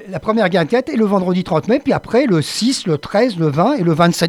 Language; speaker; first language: French; native; French